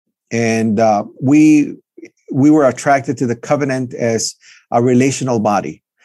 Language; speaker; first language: English; early bilingual, other home language; Spanish